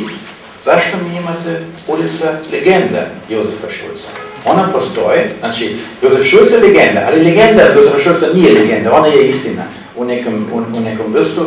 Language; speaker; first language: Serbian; non-native, fluent; German